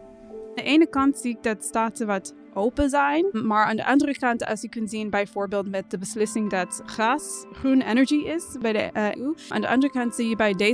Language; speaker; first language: Dutch; non-native, fluent; English